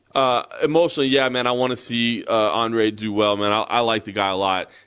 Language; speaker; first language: English; native; English